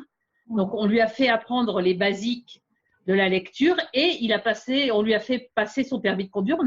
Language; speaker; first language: French; native; French